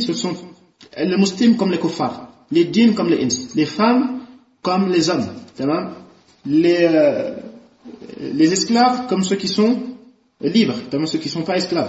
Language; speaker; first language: French; native; French